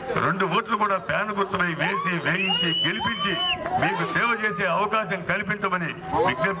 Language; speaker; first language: Telugu; native; Telugu